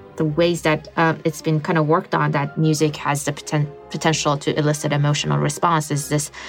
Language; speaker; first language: English; non-native, fluent; Persian